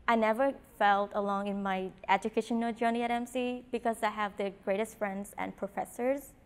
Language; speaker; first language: English; non-native, fluent; Vietnamese